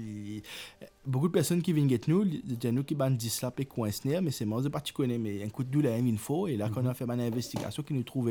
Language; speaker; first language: French; non-native, local second language; Morisyen